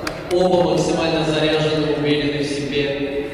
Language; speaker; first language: Russian; native; Russian